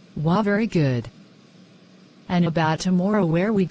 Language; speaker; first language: English; non-native, learner; Khmer